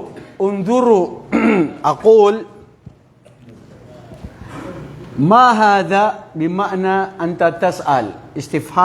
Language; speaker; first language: Arabic; non-native, fluent; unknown